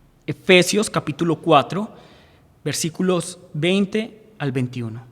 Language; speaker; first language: Spanish; native; Spanish